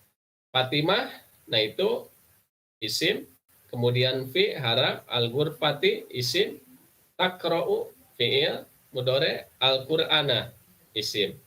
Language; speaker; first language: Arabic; non-native, fluent; Indonesian